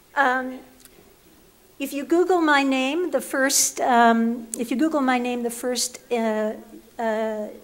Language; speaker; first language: English; native; English